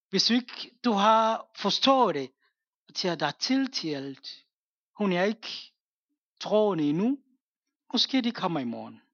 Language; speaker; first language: Danish; non-native, fluent; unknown